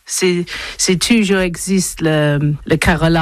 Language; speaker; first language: French; non-native, learner; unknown